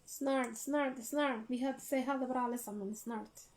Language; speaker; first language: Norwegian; non-native, learner; Spanish